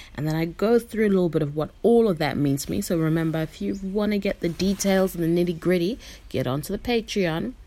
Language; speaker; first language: English; non-native, local second language; Shona